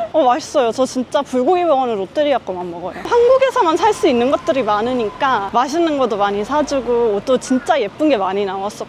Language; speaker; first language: Korean; early bilingual, heritage; Korean